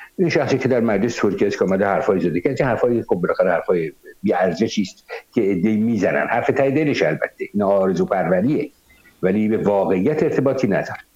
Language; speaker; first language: Persian; native; Persian